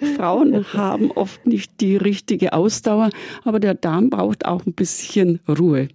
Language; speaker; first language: German; native; German